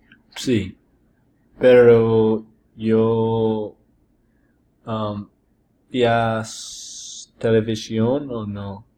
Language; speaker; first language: Spanish; non-native, learner; English